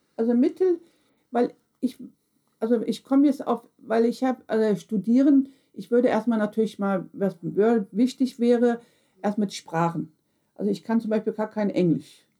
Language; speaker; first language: German; early bilingual, other home language; Turkish